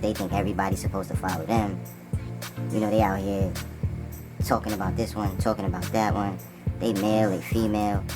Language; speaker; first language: English; native; English